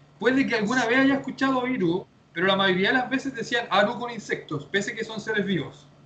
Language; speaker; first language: Spanish; native; Spanish